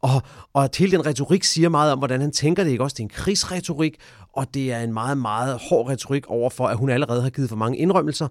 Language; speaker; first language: Danish; native; Danish